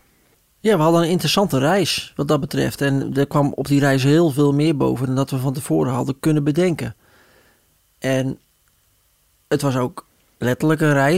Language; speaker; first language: Dutch; native; Dutch